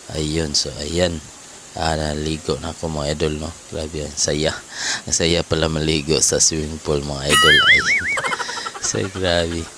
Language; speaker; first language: Filipino; native; Filipino